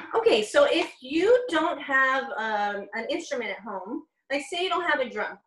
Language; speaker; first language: English; early bilingual, other home language; Spanish